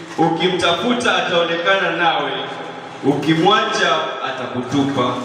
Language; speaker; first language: Swahili; non-native, local second language; Kamba